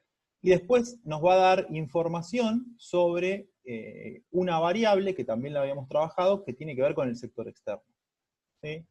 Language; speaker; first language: Spanish; native; Spanish